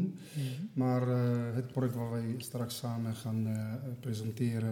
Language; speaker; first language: Dutch; non-native, fluent; Arabic